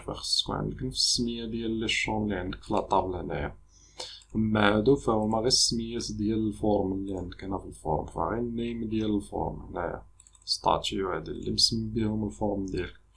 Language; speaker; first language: Arabic; native; Arabic